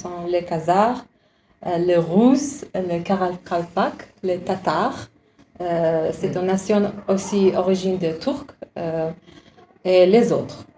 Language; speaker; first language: French; non-native, learner; Uzbek